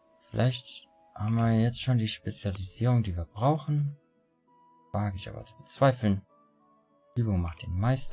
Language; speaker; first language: German; native; German